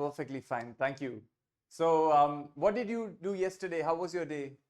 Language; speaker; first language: English; non-native, fluent; Hindi